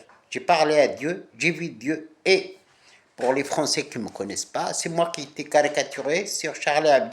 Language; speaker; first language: French; non-native, local second language; Arabic